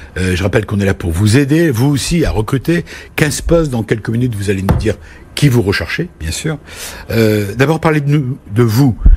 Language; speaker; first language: French; native; French